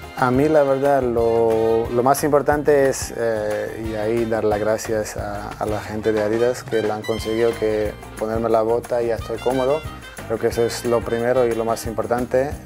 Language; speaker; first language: Spanish; non-native, fluent; Croatian